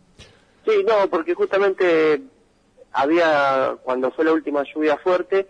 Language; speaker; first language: Spanish; native; Spanish